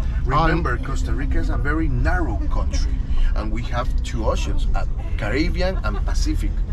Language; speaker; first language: English; non-native, fluent; Spanish